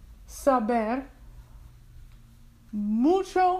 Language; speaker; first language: Spanish; non-native, learner; English